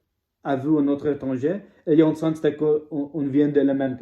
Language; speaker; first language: French; non-native, learner; English